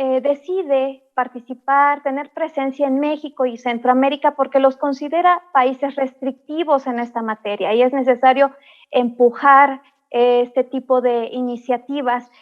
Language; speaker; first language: Spanish; native; Spanish